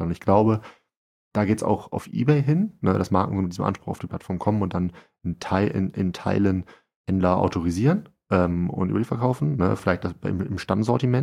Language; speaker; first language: German; native; German